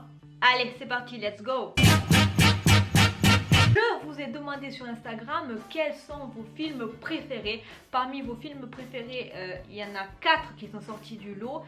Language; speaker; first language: French; native; French